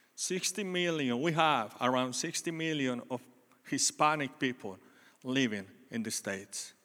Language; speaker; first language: English; non-native, learner; Spanish